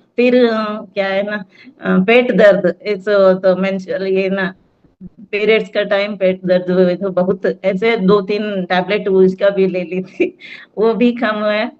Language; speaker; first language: Hindi; non-native, local second language; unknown